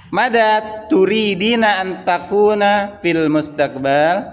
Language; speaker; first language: Arabic; non-native, fluent; Indonesian